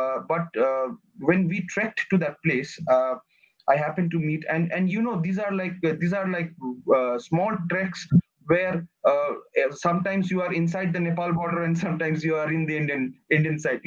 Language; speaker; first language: English; non-native, local second language; Nepali